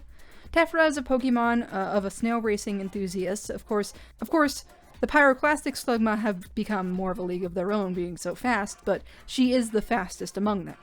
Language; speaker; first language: English; native; English